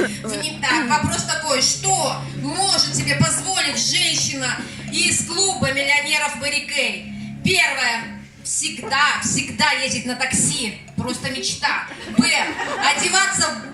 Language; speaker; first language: Russian; native; Russian